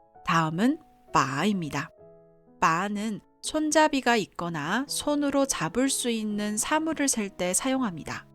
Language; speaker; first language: Korean; non-native, fluent; Chinese